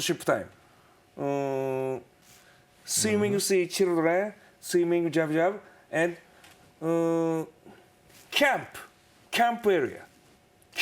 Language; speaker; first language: English; non-native, learner; Japanese